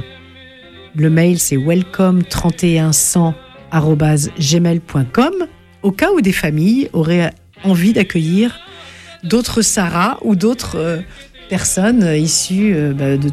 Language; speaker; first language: French; native; French